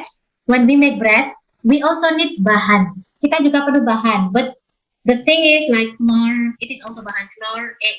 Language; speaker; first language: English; non-native, fluent; Indonesian